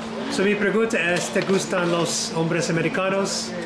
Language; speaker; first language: Spanish; non-native, learner; English